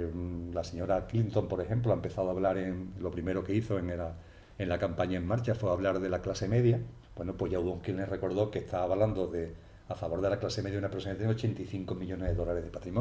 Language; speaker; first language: Spanish; native; Spanish